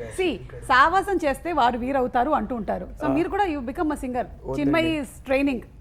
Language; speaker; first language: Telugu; non-native, local second language; Malayalam